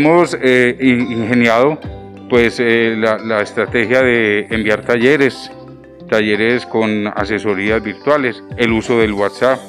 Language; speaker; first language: Spanish; native; Spanish